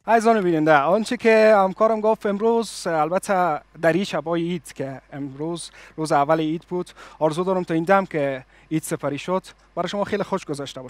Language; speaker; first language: Persian; native; Persian